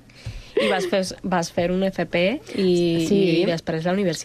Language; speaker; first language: Catalan; non-native, fluent; Spanish